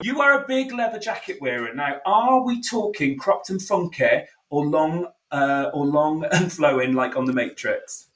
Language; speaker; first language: English; native; English